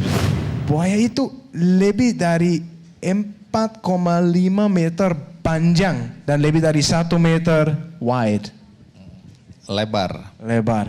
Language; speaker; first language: Indonesian; non-native, learner; Danish